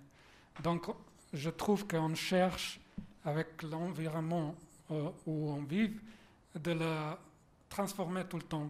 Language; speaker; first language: French; non-native, fluent; Slovenian